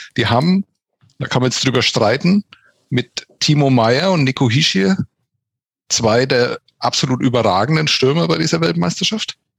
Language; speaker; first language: German; native; German